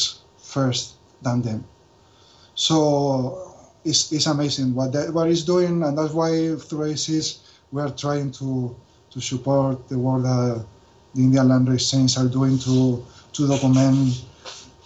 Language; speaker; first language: English; non-native, fluent; Spanish